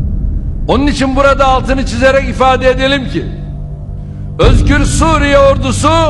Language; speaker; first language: Turkish; native; Turkish